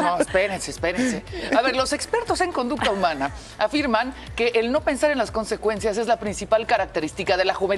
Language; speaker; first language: Spanish; native; Spanish